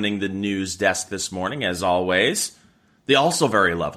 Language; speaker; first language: English; native; English